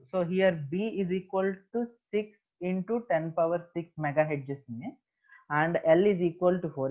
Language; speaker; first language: English; non-native, local second language; Telugu